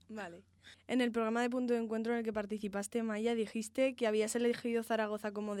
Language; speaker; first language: Spanish; native; Spanish